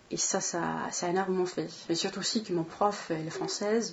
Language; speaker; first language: French; non-native, fluent; Swedish